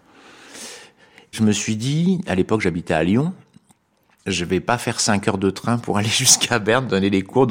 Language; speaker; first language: French; native; French